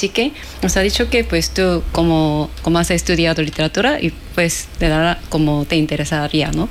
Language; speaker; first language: Spanish; non-native, fluent; Korean